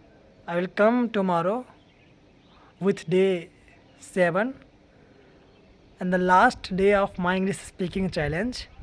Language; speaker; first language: English; non-native, learner; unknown